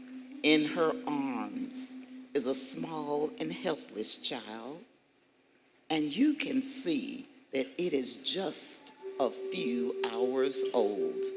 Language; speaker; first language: English; native; English